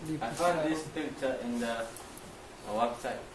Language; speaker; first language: English; non-native, learner; Chinese